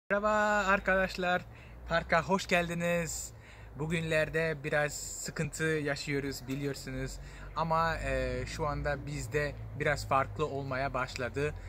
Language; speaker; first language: Turkish; non-native, fluent; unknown